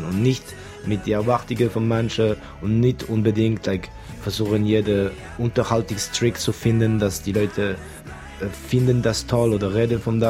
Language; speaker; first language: German; non-native, local second language; French